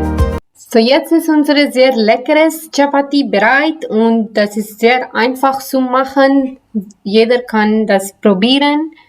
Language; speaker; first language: German; non-native, learner; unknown